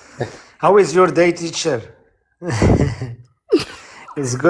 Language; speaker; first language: English; non-native, learner; Arabic